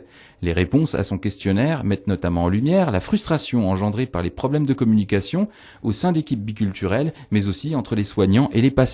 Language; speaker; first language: French; native; French